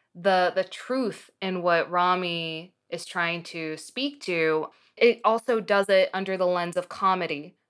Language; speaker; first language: English; early bilingual, other home language; Arabic